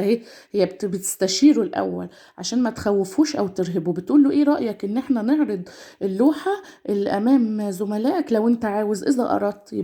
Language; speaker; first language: Arabic; native; Arabic